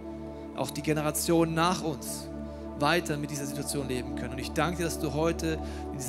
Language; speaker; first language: German; native; German